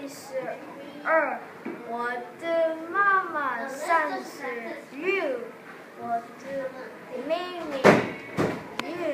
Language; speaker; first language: Chinese; non-native, learner; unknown